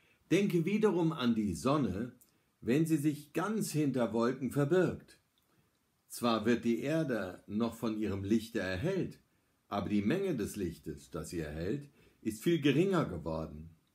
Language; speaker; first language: German; native; German